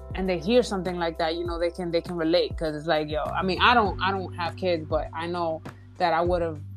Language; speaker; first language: English; early bilingual, other home language; Spanish